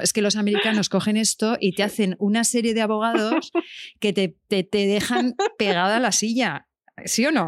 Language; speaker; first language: Spanish; native; Spanish